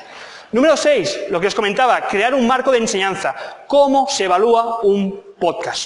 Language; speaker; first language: Spanish; native; Spanish